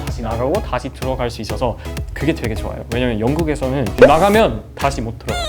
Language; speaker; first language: Korean; non-native, fluent; English